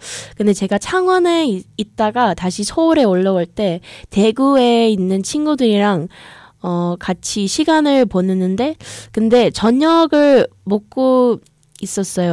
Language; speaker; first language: Korean; early bilingual, heritage; English